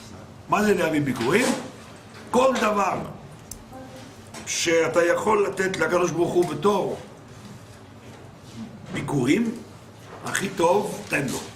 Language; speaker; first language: Hebrew; non-native, fluent; French